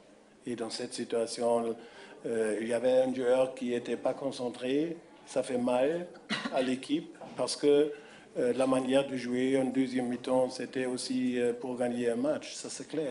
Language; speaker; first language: French; non-native, fluent; German